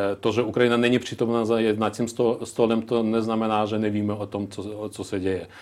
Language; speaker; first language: Czech; non-native, local second language; Ukrainian